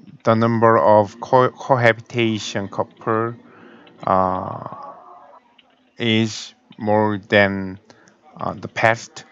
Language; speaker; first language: English; non-native, learner; Korean